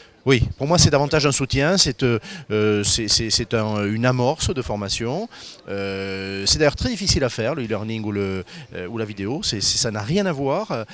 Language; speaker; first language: French; native; French